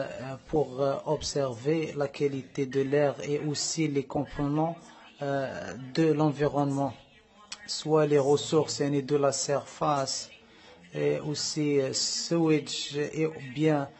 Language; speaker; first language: French; non-native, learner; Arabic